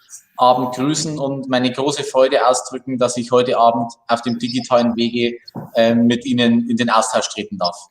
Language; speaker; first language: German; native; German